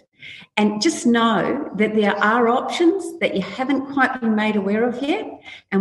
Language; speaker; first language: English; native; English